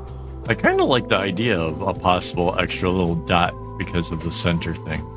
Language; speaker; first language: English; native; English